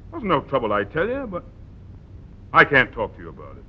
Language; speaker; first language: English; native; English